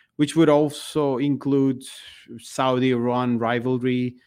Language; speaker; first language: English; non-native, fluent; Turkish